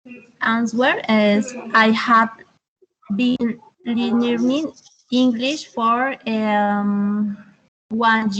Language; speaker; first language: English; non-native, learner; Spanish